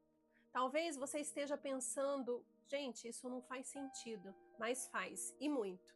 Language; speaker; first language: Portuguese; native; Portuguese